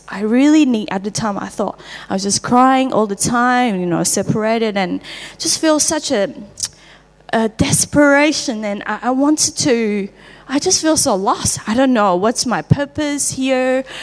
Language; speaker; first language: English; non-native, fluent; Chinese